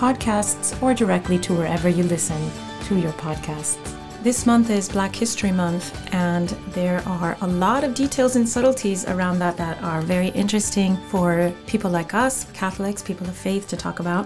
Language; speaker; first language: English; non-native, fluent; Spanish